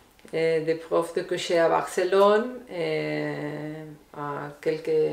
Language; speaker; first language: French; non-native, learner; Spanish